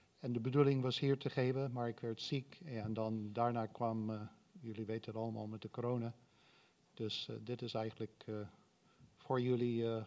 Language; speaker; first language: Dutch; non-native, fluent; English